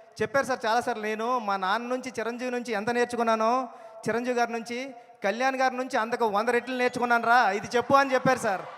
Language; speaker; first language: Telugu; native; Telugu